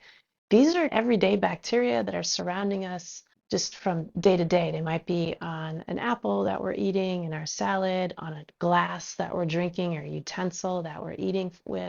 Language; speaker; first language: English; native; English